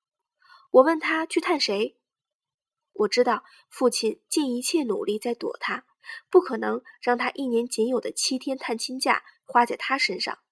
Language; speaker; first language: Chinese; native; Chinese